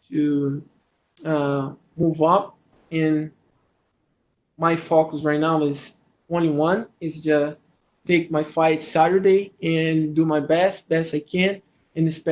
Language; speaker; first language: English; non-native, learner; Portuguese